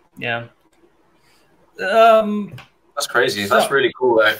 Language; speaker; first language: English; native; English